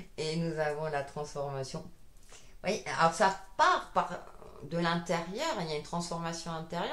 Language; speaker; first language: French; native; French